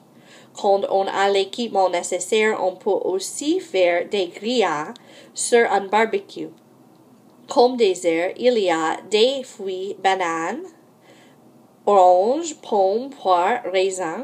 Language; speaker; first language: French; non-native, fluent; English